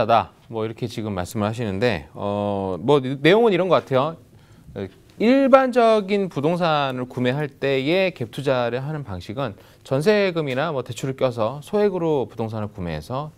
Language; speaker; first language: Korean; native; Korean